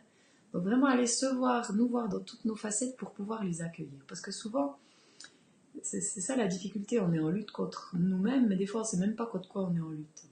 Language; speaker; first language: French; native; French